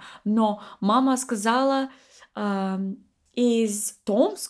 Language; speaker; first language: Russian; non-native, learner; English